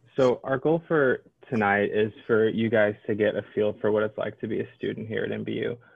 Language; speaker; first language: English; native; English